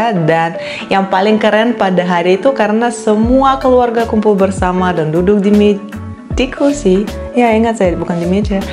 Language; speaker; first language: Indonesian; non-native, fluent; Russian